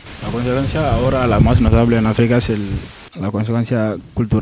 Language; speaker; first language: Spanish; non-native, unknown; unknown